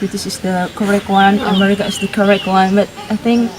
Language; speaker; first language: English; non-native, fluent; Indonesian